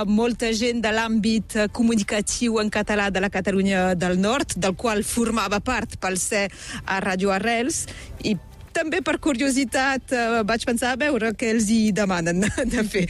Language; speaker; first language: Catalan; native; Catalan